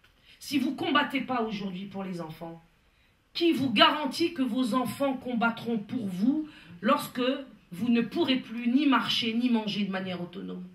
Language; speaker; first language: French; native; French